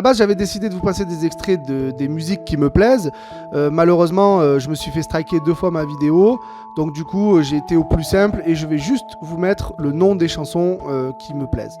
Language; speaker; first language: French; native; French